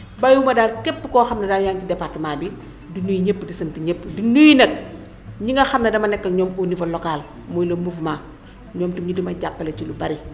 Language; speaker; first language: Wolof; native; Wolof